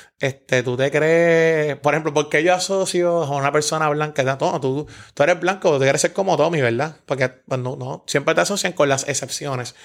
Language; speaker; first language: Spanish; native; Spanish